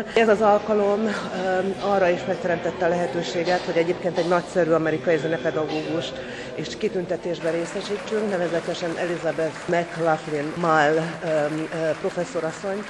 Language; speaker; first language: Hungarian; native; Hungarian